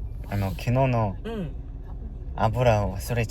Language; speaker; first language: Japanese; non-native, learner; Mongolian